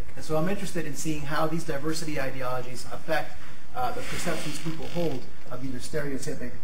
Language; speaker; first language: English; native; English